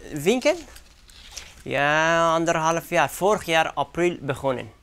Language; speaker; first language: Dutch; non-native, learner; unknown